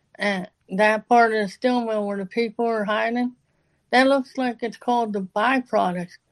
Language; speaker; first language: English; native; English